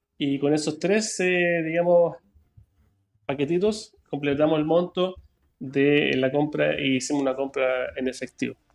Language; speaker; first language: Spanish; native; Spanish